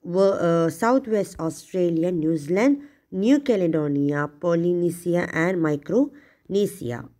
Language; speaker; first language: English; non-native, local second language; Malayalam